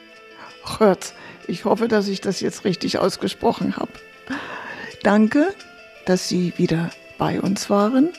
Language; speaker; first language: German; native; German